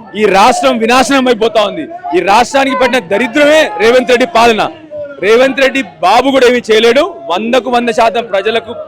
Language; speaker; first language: Telugu; native; Telugu